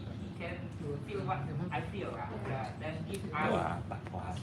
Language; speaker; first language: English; non-native, fluent; Indonesian